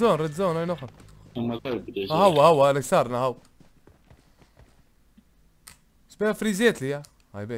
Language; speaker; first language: Arabic; native; Arabic